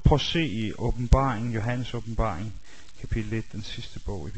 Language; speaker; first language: Danish; native; Danish